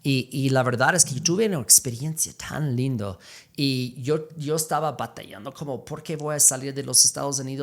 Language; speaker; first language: Spanish; non-native, fluent; English